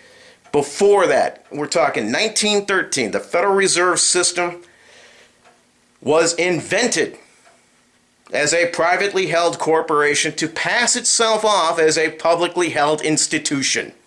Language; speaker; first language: English; native; English